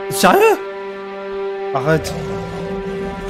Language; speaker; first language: French; native; French